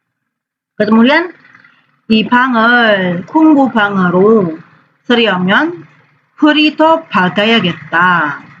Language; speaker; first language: Korean; non-native, fluent; Indonesian